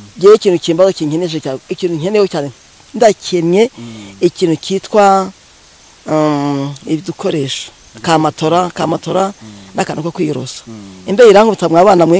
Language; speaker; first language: Kinyarwanda; native; Kinyarwanda